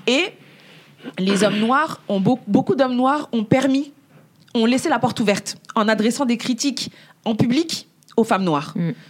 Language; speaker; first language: French; early bilingual, other home language; Bambara